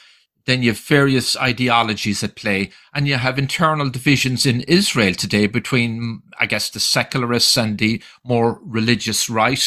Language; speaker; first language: English; native; English